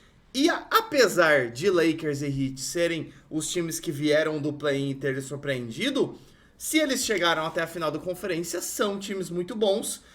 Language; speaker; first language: Portuguese; native; Portuguese